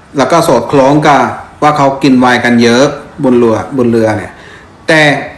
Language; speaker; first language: Thai; non-native, fluent; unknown